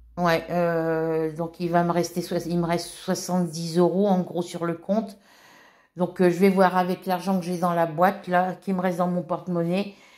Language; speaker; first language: French; native; French